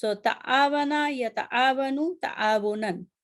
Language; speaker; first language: Arabic; non-native, fluent; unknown